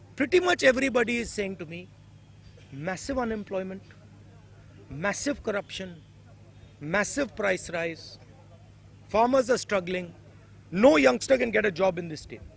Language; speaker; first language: English; non-native, local second language; Hindi